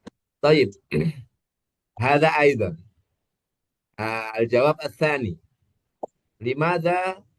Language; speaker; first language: Arabic; non-native, fluent; Indonesian